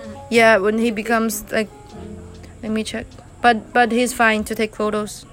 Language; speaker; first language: English; non-native, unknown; Chinese